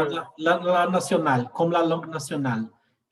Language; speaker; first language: French; non-native, fluent; Portuguese